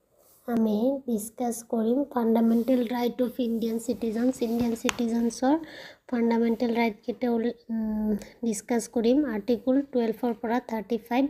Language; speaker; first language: Bangla; non-native, local second language; Assamese